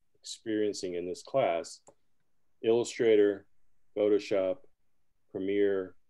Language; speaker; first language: English; early bilingual, other home language; Spanish